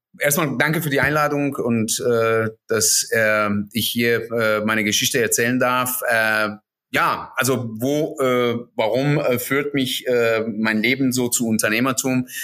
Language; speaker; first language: German; non-native, fluent; Persian